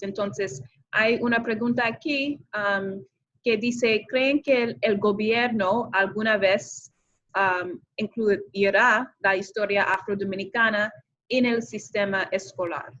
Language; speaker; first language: Spanish; non-native, fluent; English